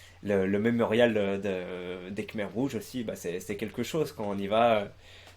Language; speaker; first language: French; native; French